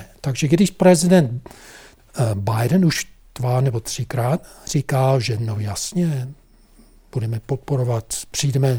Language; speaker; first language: Czech; non-native, fluent; English